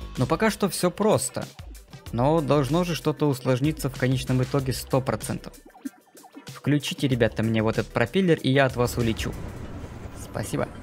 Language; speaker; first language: Russian; native; Russian